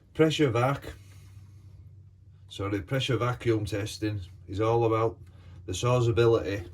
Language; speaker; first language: English; native; English